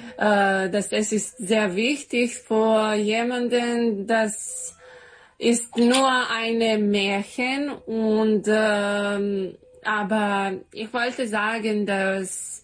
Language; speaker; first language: German; non-native, learner; Serbian